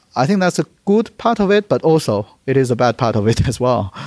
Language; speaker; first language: English; non-native, fluent; Chinese